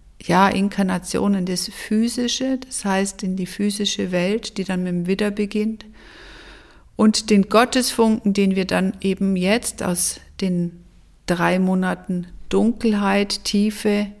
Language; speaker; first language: German; native; German